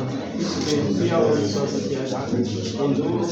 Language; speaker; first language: German; non-native, learner; Kinyarwanda